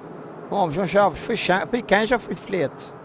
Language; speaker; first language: Portuguese; native; Portuguese